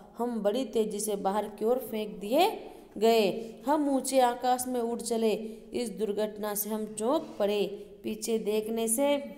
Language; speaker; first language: Hindi; native; Hindi